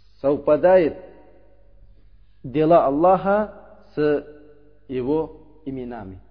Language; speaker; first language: Russian; non-native, learner; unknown